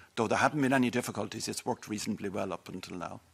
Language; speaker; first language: English; native; English